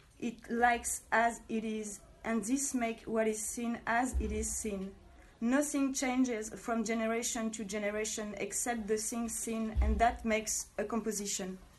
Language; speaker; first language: English; non-native, fluent; French